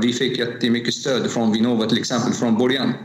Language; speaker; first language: Swedish; non-native, learner; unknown